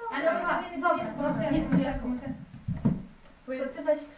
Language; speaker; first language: Polish; native; Polish